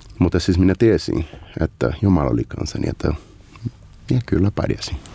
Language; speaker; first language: Finnish; non-native, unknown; Portuguese